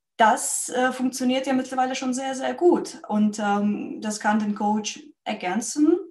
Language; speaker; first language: German; non-native, fluent; Russian